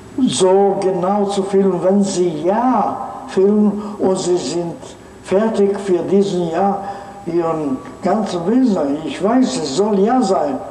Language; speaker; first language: German; non-native, fluent; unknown